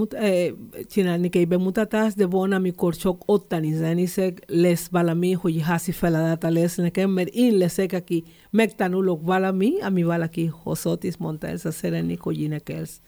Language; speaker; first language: Hungarian; non-native, learner; Spanish